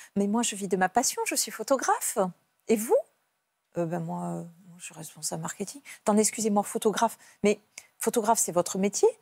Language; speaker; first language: French; native; French